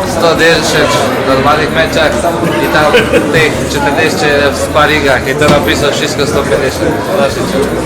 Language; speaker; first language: Polish; non-native, learner; Portuguese